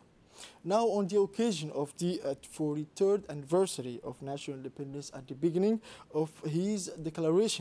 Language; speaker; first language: English; non-native, fluent; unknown